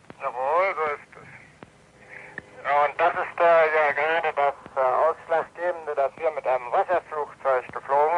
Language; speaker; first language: German; native; German